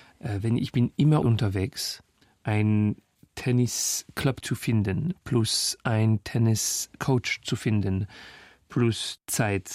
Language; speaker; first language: German; non-native, fluent; French